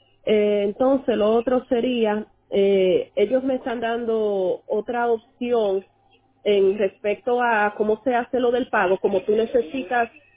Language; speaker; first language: Spanish; early bilingual, heritage; Spanish